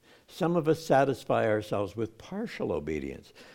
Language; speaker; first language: English; native; English